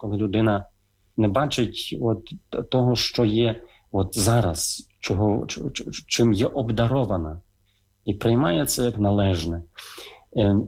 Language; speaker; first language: Ukrainian; native; Ukrainian